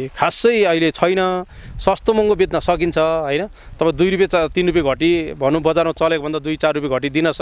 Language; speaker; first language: Nepali; non-native, local second language; Sherpa